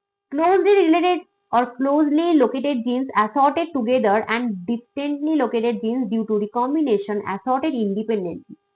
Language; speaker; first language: English; non-native, local second language; Bangla